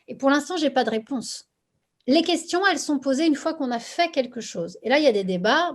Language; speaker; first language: French; native; French